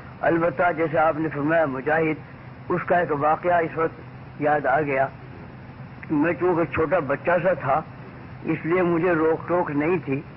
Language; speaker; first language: Urdu; native; Urdu